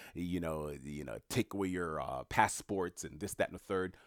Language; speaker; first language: English; native; English